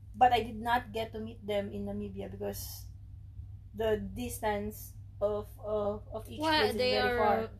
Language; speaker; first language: English; non-native, local second language; Filipino